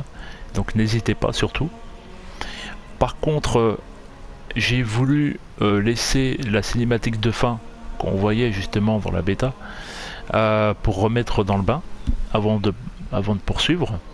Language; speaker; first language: French; native; French